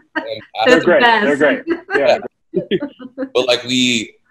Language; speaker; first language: English; native; English